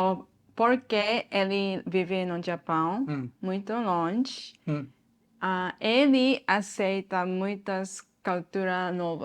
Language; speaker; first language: Portuguese; non-native, learner; Japanese